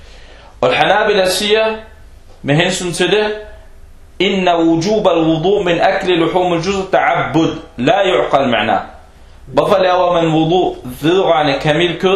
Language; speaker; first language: Danish; non-native, fluent; Arabic